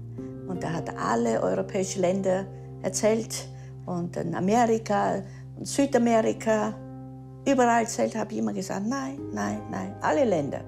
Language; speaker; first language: German; early bilingual, heritage; German